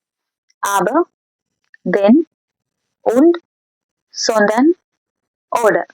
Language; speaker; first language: German; non-native, learner; Tamil